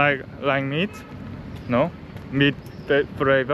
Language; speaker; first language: English; non-native, learner; Korean